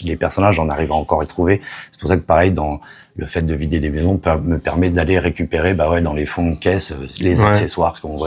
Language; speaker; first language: French; native; French